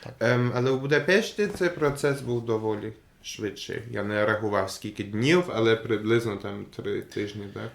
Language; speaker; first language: Ukrainian; non-native, fluent; German